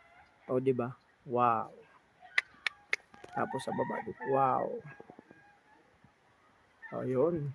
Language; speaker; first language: Filipino; non-native, local second language; Cebuano